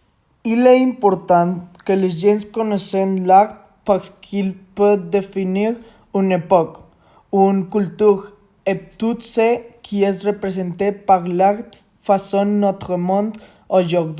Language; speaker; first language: French; non-native, learner; Spanish